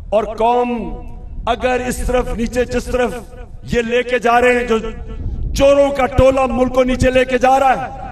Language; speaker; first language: Urdu; native; Urdu